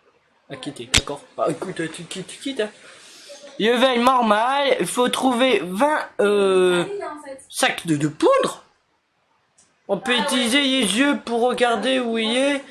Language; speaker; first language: French; native; French